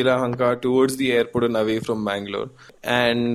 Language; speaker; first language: English; non-native, local second language; Gujarati